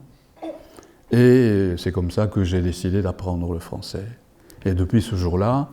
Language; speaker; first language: French; non-native, fluent; Japanese